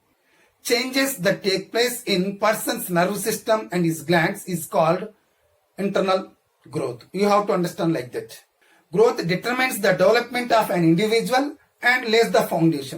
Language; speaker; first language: English; non-native, local second language; Telugu